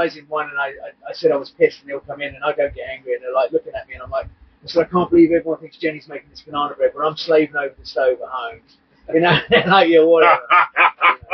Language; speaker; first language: English; native; English